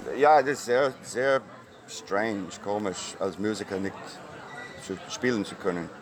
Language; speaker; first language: German; non-native, fluent; English